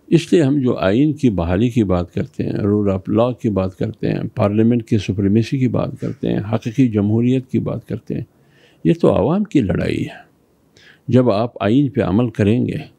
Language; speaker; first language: Urdu; non-native, local second language; Pashto